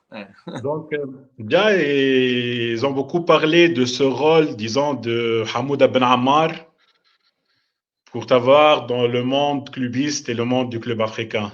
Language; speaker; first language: French; non-native, local second language; Arabic